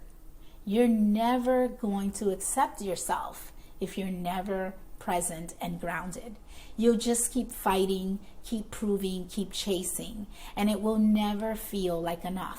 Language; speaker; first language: English; native; English